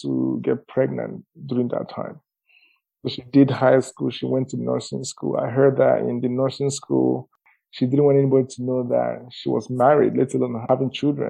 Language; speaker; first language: English; non-native, local second language; Igbo